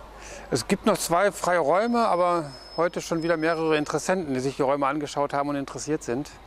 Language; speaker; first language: German; native; German